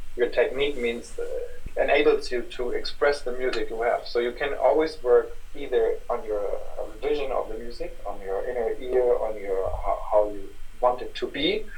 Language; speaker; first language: English; non-native, fluent; German